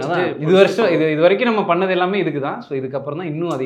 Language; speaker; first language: Tamil; native; Tamil